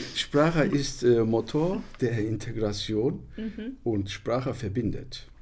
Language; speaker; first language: German; non-native, fluent; Turkish